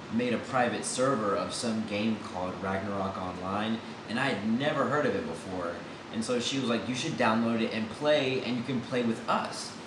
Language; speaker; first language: English; native; English